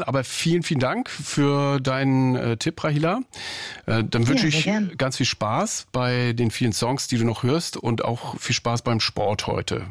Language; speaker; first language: German; native; German